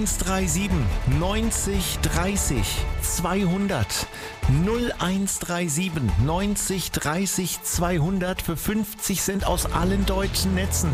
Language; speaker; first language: German; native; German